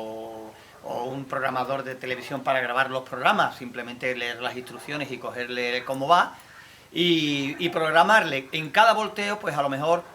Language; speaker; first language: Spanish; native; Spanish